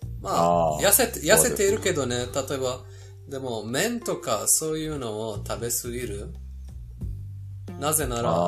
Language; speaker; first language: Japanese; non-native, fluent; Persian